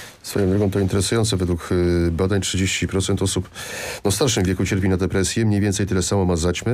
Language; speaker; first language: Polish; native; Polish